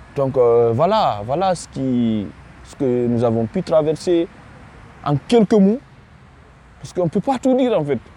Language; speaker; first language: French; non-native, local second language; Fula